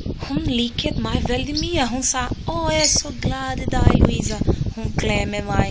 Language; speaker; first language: Norwegian; non-native, learner; Portuguese